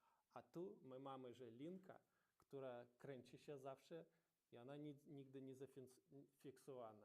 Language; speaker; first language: Polish; non-native, learner; Ukrainian